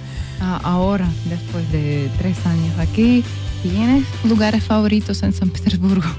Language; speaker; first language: Spanish; non-native, learner; Russian